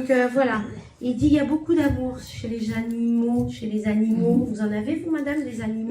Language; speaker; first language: French; native; French